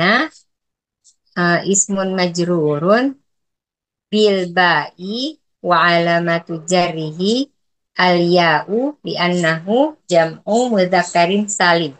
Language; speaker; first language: Arabic; non-native, learner; Indonesian